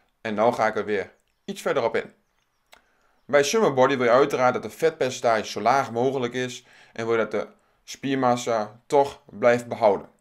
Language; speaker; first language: Dutch; native; Dutch